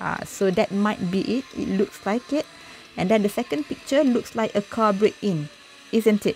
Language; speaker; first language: English; non-native, local second language; Malay